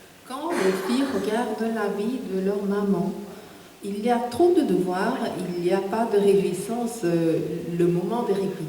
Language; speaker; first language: French; non-native, fluent; Korean